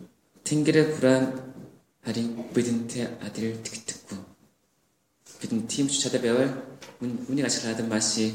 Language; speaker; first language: Mongolian; non-native, learner; Korean